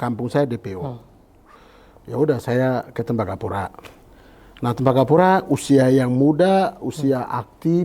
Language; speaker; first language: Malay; non-native, local second language; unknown